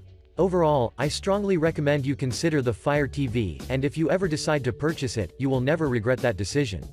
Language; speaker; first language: English; non-native, fluent; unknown